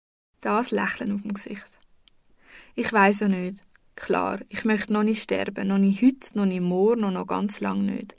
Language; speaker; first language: German; native; German